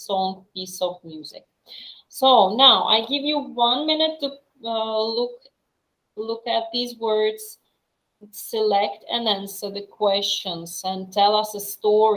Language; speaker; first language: English; non-native, fluent; Russian